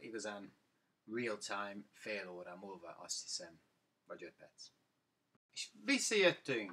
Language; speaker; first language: Hungarian; non-native, fluent; English